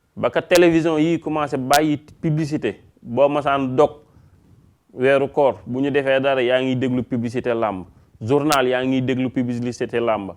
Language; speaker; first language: Wolof; native; Wolof